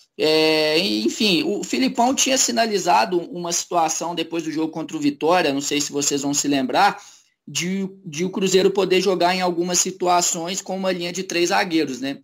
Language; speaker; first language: Portuguese; native; Portuguese